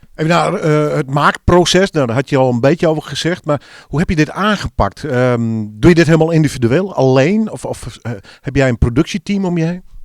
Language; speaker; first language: Dutch; non-native, local second language; Western Frisian